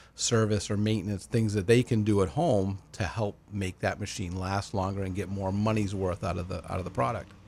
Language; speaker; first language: English; native; English